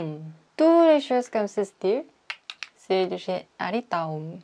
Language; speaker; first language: French; non-native, fluent; Korean